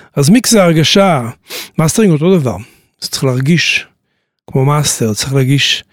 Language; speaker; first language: Hebrew; native; Hebrew